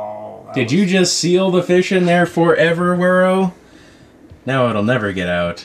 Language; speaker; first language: English; native; English